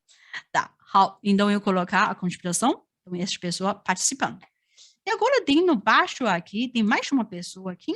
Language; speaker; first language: Portuguese; non-native, fluent; Chinese